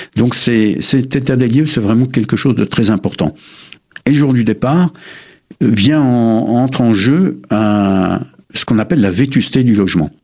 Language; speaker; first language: French; native; French